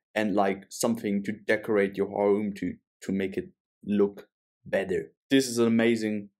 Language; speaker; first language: English; non-native, fluent; German